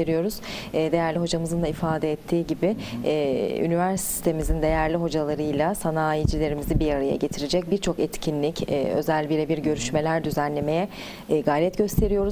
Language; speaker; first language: Turkish; native; Turkish